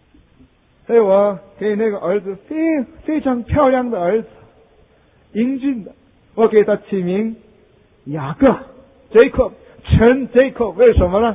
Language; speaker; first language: Chinese; non-native, fluent; Korean